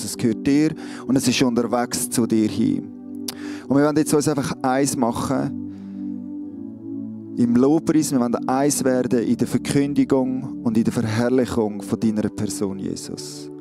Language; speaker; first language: German; native; German